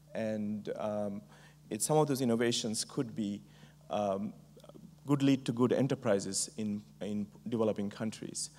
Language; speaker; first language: English; non-native, local second language; Bangla